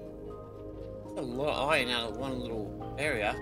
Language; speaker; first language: English; native; English